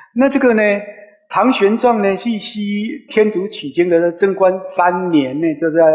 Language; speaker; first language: Chinese; non-native, local second language; Min Nan Chinese